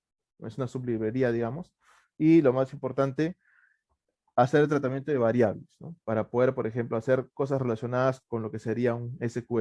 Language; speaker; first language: Spanish; native; Spanish